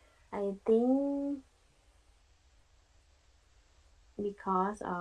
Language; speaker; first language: English; non-native, learner; Thai